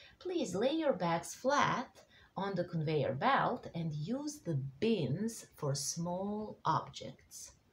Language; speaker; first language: English; non-native, fluent; Serbian